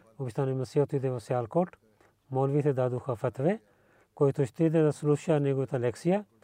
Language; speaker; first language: Bulgarian; non-native, learner; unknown